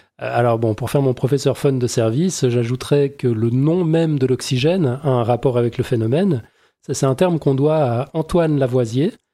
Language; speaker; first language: French; native; French